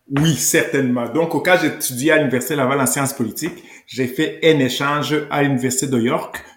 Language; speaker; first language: French; non-native, local second language; Kinyarwanda